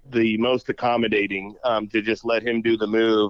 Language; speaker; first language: English; native; English